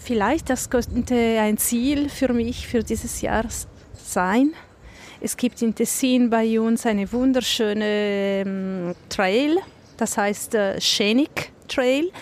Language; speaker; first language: German; non-native, local second language; Italian